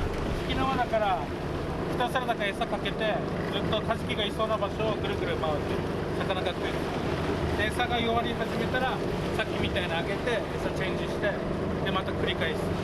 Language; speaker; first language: Japanese; native; Japanese